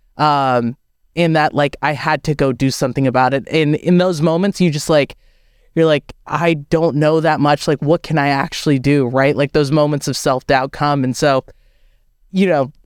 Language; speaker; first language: English; native; English